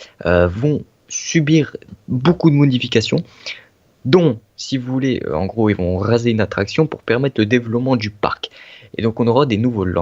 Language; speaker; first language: French; native; French